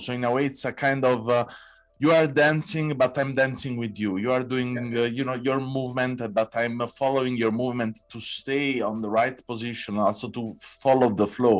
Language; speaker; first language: English; non-native, learner; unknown